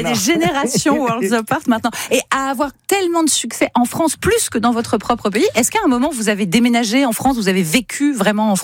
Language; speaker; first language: French; native; French